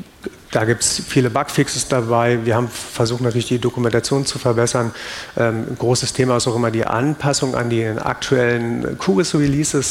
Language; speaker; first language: German; native; German